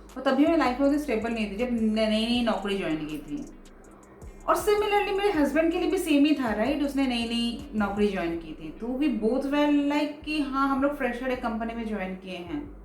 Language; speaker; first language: Hindi; non-native, local second language; Bangla